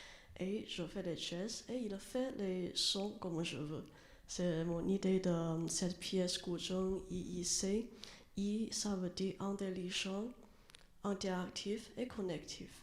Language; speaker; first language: French; non-native, learner; Chinese